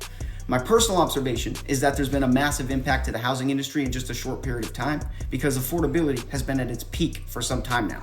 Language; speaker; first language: English; native; English